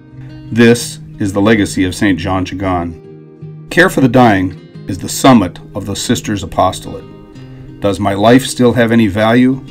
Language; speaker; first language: English; native; English